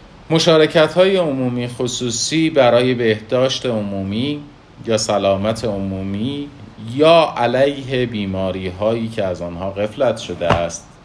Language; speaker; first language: Persian; native; Persian